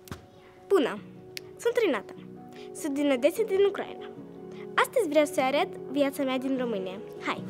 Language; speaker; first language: Romanian; early bilingual, other home language; Russian